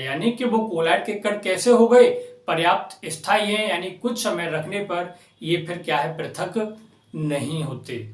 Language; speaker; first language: Hindi; native; Hindi